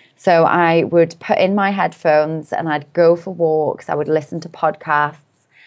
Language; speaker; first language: English; native; English